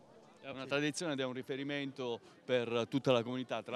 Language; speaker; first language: Italian; native; Italian